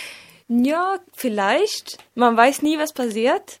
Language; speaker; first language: German; non-native, fluent; Swedish